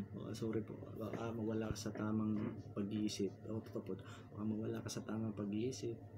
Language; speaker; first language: Filipino; non-native, local second language; Cebuano